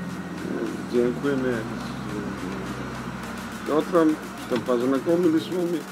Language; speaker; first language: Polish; non-native, learner; Russian